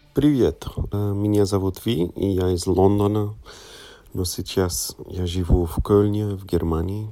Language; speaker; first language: Russian; non-native, learner; English